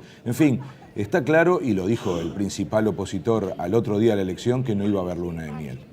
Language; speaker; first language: Spanish; native; Spanish